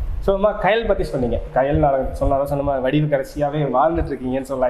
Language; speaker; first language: Tamil; native; Tamil